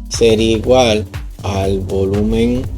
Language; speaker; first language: Spanish; native; Spanish